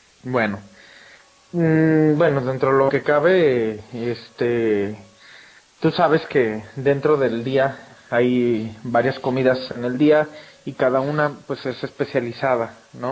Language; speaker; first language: Spanish; native; Spanish